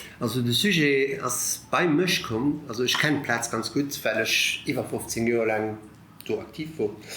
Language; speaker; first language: Luxembourgish; early bilingual, other home language; Italian